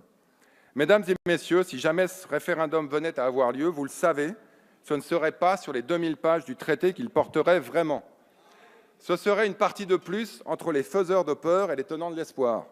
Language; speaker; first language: French; native; French